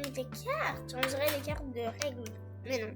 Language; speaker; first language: French; native; French